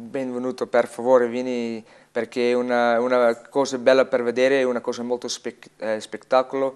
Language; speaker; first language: Italian; non-native, learner; Afrikaans